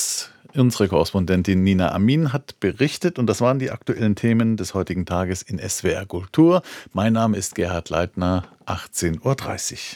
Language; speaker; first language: German; native; German